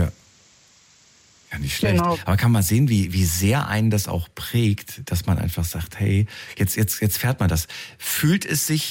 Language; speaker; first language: German; native; German